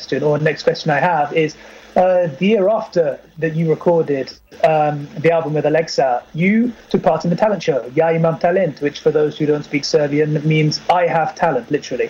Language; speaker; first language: English; non-native, local second language; Irish